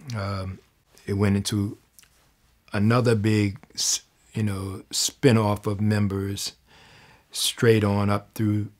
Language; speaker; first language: English; native; English